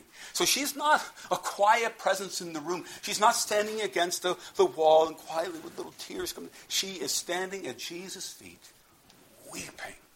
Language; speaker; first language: English; native; English